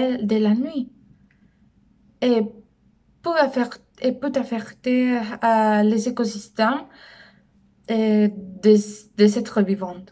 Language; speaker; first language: French; non-native, learner; Spanish